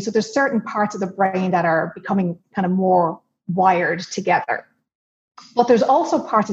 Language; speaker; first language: English; native; English